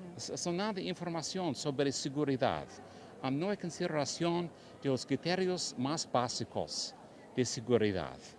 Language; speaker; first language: Spanish; non-native, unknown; English